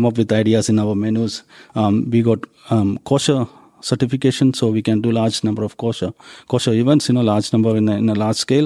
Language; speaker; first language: English; non-native, local second language; Malayalam